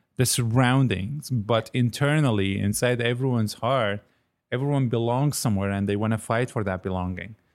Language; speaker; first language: English; non-native, fluent; Arabic